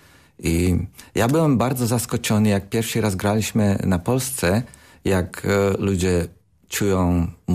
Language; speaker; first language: Polish; non-native, learner; Slovak